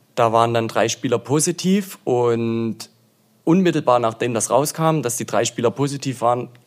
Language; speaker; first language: German; native; German